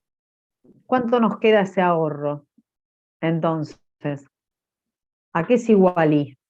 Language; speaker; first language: Spanish; native; Spanish